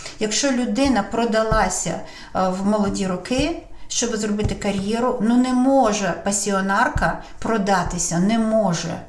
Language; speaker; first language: Ukrainian; non-native, local second language; Russian